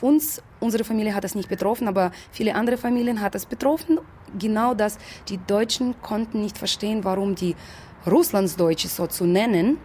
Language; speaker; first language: German; non-native, fluent; Russian